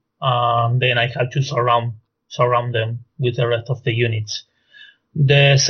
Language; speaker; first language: English; non-native, fluent; Spanish